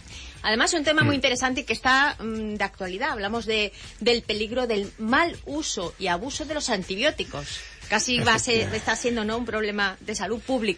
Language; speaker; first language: Spanish; native; Spanish